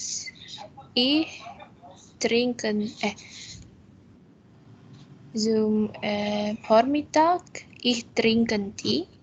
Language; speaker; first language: German; non-native, learner; Indonesian